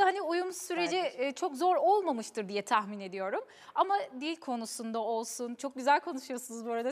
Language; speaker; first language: Turkish; native; Turkish